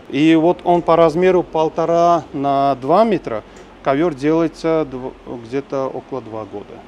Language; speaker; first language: Russian; non-native, local second language; Tajik